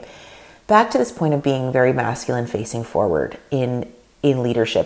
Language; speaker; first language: English; non-native, fluent; Russian